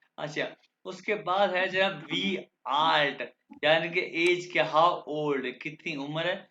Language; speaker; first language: Urdu; non-native, local second language; Punjabi